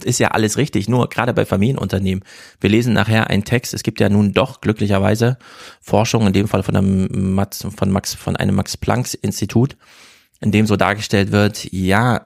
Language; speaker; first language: German; native; German